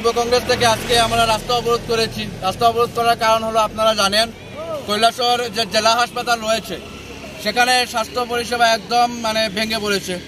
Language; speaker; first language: Bangla; native; Bangla